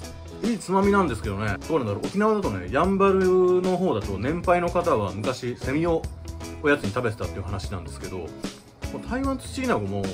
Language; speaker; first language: Japanese; native; Japanese